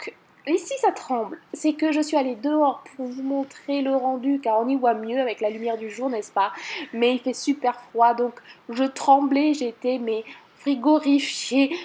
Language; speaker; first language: French; native; French